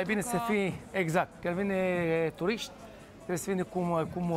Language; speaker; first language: Romanian; non-native, fluent; Hebrew